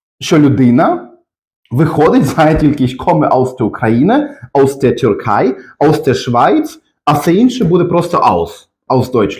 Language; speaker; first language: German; non-native, fluent; Ukrainian